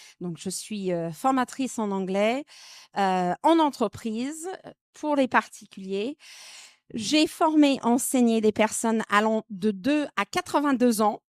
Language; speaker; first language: French; non-native, fluent; English